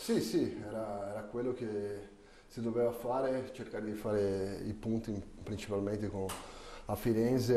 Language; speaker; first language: Italian; non-native, fluent; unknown